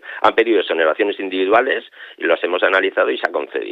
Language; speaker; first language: Spanish; native; Spanish